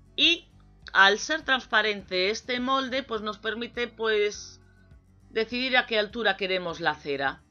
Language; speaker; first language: Spanish; native; Spanish